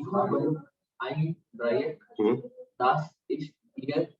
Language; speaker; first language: German; non-native, learner; Hindi